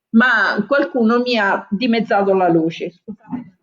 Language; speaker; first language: Italian; native; Italian